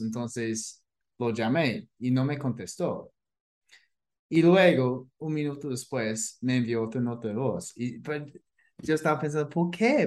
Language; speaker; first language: Spanish; non-native, fluent; English